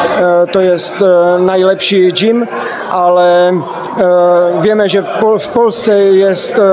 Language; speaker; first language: Polish; non-native, learner; Czech